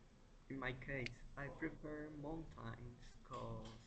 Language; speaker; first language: English; non-native, learner; Spanish